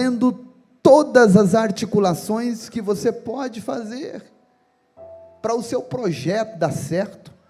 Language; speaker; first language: Portuguese; native; Portuguese